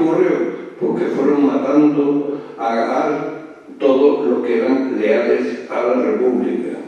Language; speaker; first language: Spanish; native; Spanish